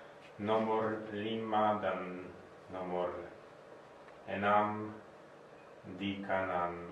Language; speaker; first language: Indonesian; non-native, learner; Polish